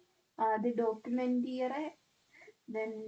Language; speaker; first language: German; non-native, learner; Malayalam